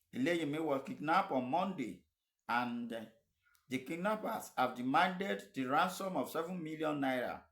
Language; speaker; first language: English; non-native, local second language; Yoruba